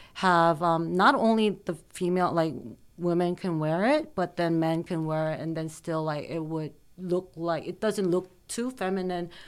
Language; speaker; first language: English; early bilingual, other home language; Korean